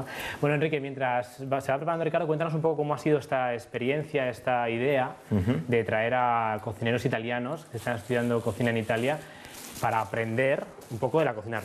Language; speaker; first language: Spanish; native; Spanish